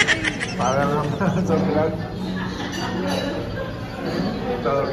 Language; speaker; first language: Filipino; native; Filipino